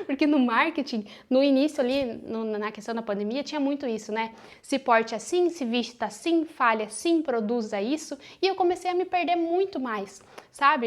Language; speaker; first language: Portuguese; native; Portuguese